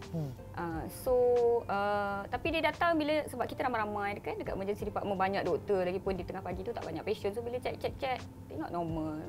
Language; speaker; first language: Malay; non-native, local second language; Tamil